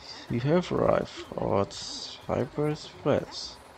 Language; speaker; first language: English; non-native, learner; Indonesian